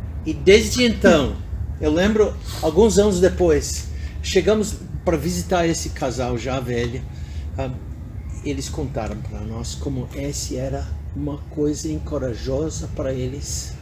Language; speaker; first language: Portuguese; non-native, fluent; English